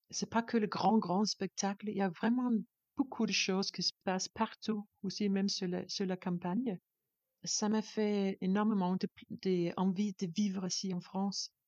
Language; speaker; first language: French; non-native, learner; Danish